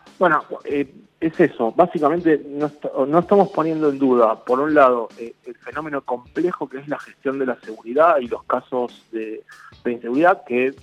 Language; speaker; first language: Spanish; native; Spanish